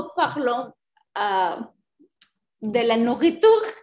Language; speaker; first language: French; non-native, learner; Spanish